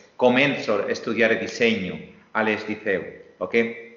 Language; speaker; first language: Italian; non-native, learner; Spanish